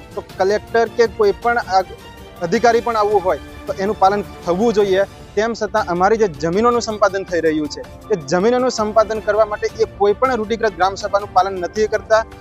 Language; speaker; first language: Gujarati; non-native, local second language; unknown